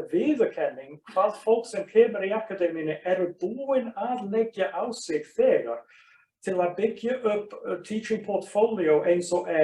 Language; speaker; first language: Icelandic; non-native, fluent; English